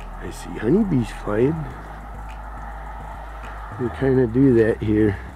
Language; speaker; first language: English; native; English